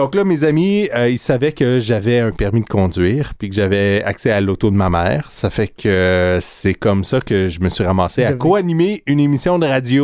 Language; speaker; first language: French; native; French